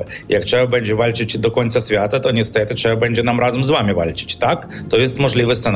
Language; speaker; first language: Polish; non-native, fluent; Ukrainian